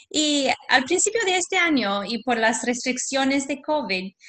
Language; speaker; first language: Spanish; non-native, fluent; English